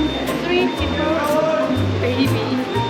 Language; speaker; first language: Korean; native; Korean